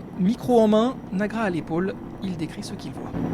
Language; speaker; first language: French; native; French